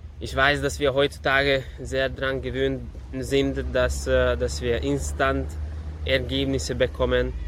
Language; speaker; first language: German; non-native, fluent; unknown